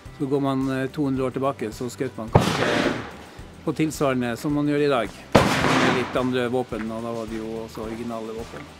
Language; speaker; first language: Norwegian; native; Norwegian